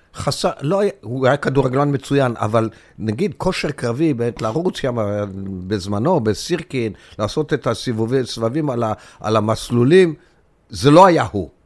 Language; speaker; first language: Hebrew; early bilingual, other home language; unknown